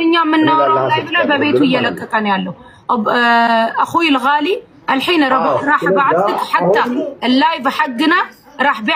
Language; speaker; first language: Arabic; non-native, fluent; Amharic